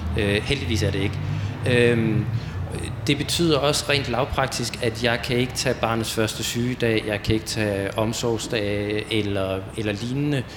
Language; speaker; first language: Danish; native; Danish